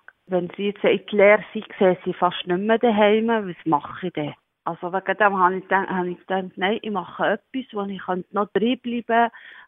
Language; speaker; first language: German; non-native, learner; Arabic